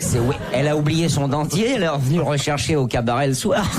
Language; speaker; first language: French; native; French